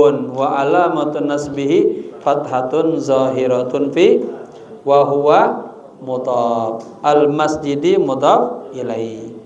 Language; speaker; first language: Arabic; non-native, fluent; Indonesian